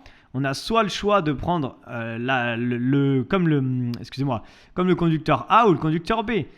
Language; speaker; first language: French; native; French